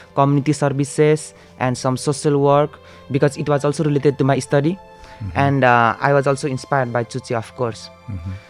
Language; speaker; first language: English; non-native, local second language; Nepali